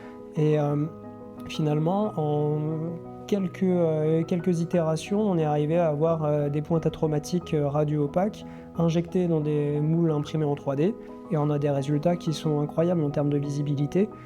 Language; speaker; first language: French; native; French